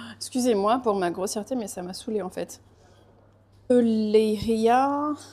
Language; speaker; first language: French; early bilingual, other home language; Portuguese